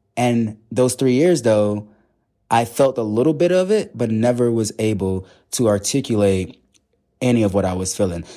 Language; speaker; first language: English; native; English